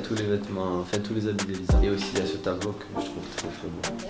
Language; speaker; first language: French; native; French